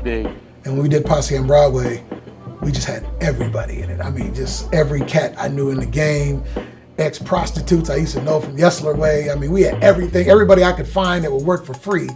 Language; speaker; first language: English; native; English